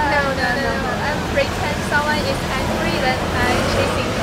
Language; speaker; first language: English; non-native, learner; Thai